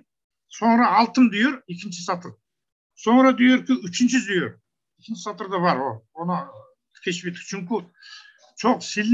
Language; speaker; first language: Turkish; non-native, learner; Kazakh